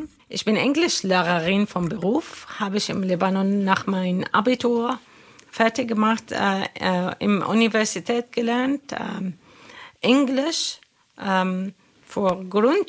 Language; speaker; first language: German; non-native, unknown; Arabic